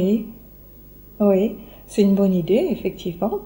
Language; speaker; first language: French; native; French